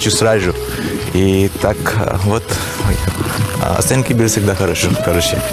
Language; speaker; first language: Russian; non-native, learner; Hindi